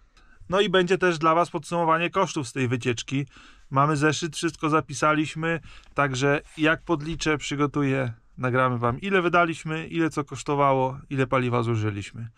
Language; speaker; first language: Polish; native; Polish